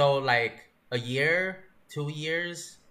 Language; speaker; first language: English; non-native, learner; Chinese